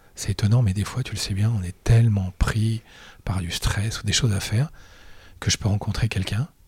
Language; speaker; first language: French; native; French